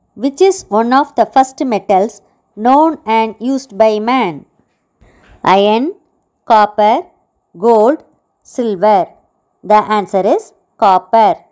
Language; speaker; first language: English; non-native, local second language; Tamil